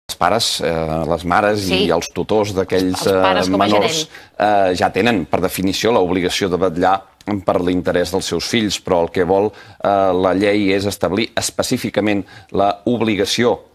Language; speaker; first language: Catalan; native; Catalan